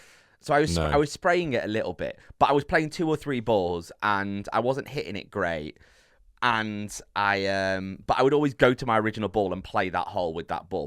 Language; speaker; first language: English; native; English